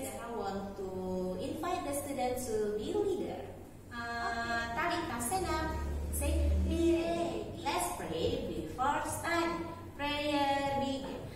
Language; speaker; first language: English; non-native, learner; Indonesian